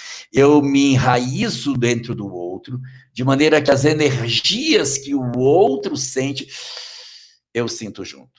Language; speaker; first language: Portuguese; native; Portuguese